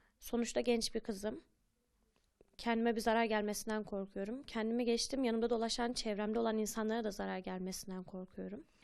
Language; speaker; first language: Turkish; native; Turkish